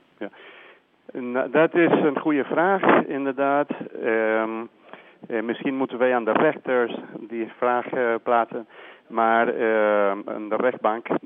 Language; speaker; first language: Dutch; non-native, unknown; Spanish